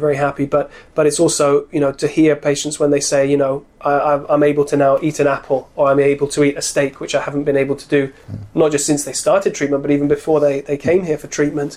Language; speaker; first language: English; native; English